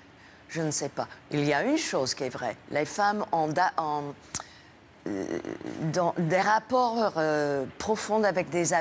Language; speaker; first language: French; non-native, fluent; English